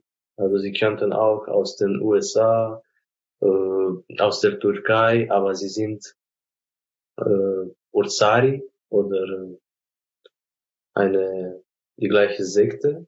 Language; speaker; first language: German; non-native, fluent; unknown